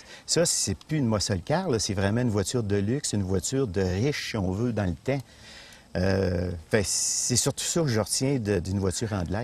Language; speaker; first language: French; native; French